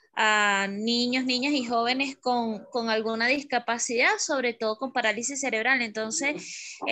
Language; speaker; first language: Spanish; native; Spanish